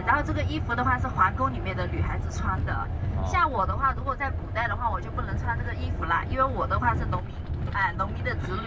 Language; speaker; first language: Chinese; native; Chinese